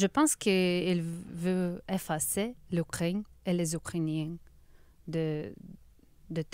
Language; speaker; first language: French; non-native, learner; Ukrainian